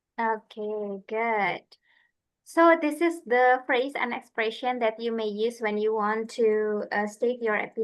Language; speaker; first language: English; non-native, fluent; Indonesian